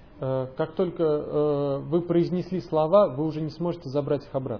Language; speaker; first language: Russian; native; Russian